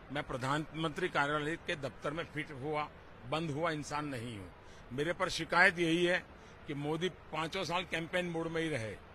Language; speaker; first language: Hindi; non-native, local second language; Gujarati